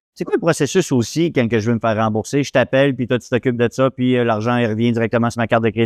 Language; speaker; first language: French; native; French